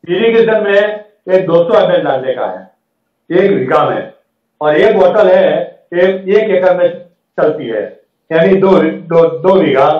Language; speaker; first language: Hindi; non-native, local second language; Gujarati